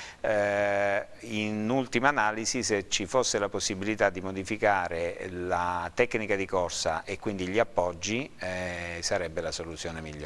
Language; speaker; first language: Italian; native; Italian